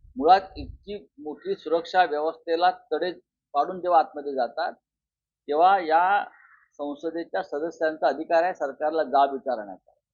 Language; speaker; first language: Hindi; non-native, local second language; Marathi